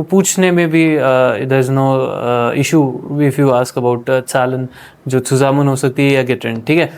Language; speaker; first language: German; non-native, fluent; Hindi